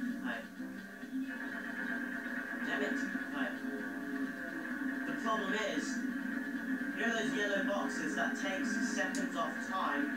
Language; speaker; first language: English; native; English